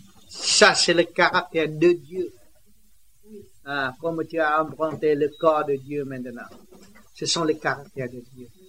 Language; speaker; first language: French; non-native, learner; Vietnamese